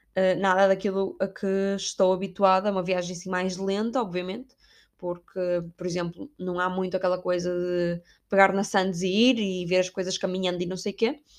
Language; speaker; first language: Portuguese; native; Portuguese